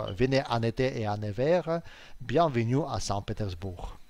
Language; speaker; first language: French; non-native, fluent; Russian